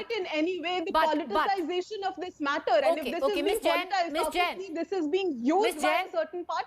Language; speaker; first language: English; non-native, local second language; Hindi